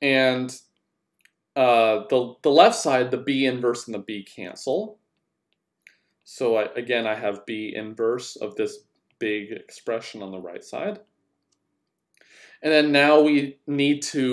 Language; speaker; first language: English; native; English